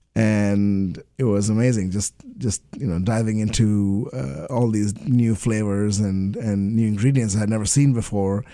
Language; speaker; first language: English; non-native, local second language; Bangla